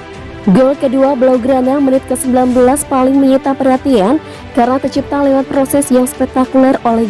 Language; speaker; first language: Indonesian; native; Indonesian